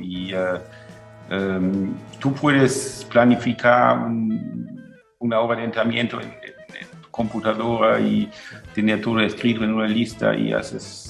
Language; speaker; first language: Spanish; non-native, fluent; German